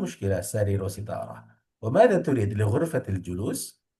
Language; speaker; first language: Arabic; non-native, fluent; Indonesian